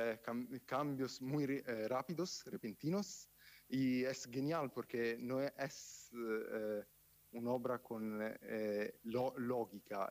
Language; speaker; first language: Spanish; non-native, fluent; Italian